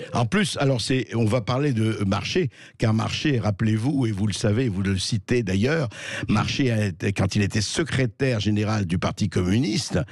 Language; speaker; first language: French; native; French